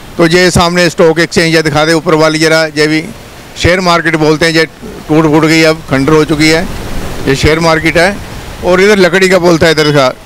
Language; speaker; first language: Hindi; native; Hindi